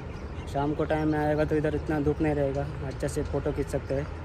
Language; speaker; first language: Hindi; non-native, local second language; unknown